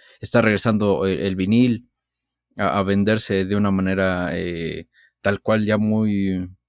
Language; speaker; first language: Spanish; native; Spanish